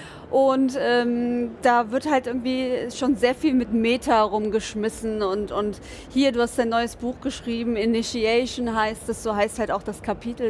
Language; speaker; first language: German; native; German